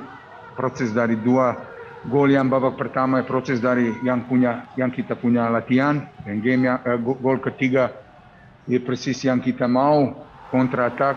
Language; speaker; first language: Indonesian; non-native, fluent; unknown